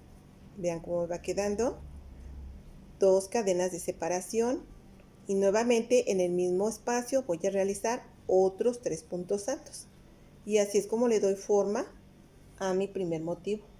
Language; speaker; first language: Spanish; native; Spanish